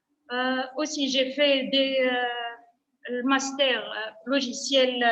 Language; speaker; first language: French; non-native, local second language; Arabic